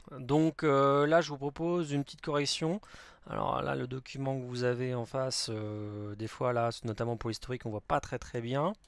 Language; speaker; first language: French; native; French